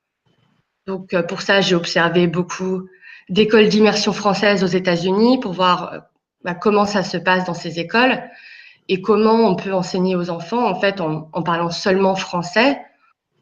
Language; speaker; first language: French; native; French